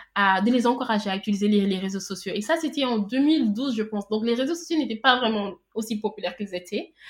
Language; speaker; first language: French; non-native, local second language; Wolof